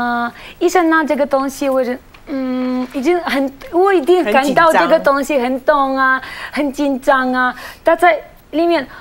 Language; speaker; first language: Chinese; non-native, learner; Russian